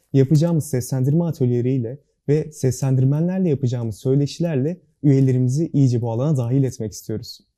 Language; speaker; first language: Turkish; native; Turkish